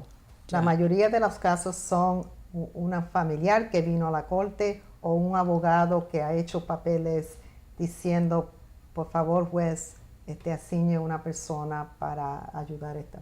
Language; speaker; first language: Spanish; early bilingual, heritage; Spanish